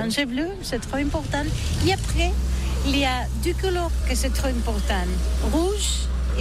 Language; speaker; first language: French; non-native, learner; Catalan